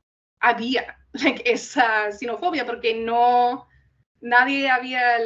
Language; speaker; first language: Spanish; non-native, fluent; English